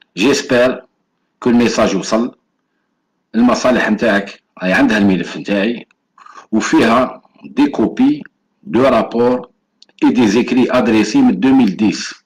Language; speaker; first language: French; non-native, local second language; Arabic